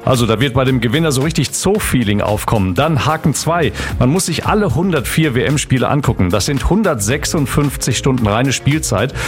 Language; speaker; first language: German; native; German